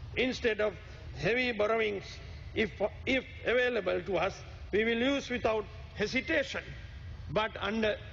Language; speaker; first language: English; non-native, local second language; Sinhala